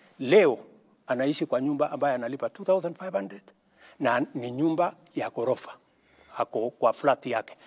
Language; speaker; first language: Swahili; non-native, local second language; Kalenjin